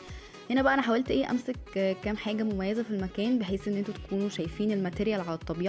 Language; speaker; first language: Arabic; native; Arabic